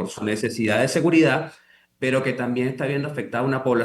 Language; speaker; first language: Spanish; native; Spanish